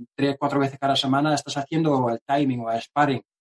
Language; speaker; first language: Spanish; non-native, fluent; Dutch